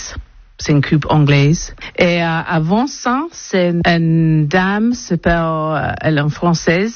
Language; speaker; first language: French; non-native, learner; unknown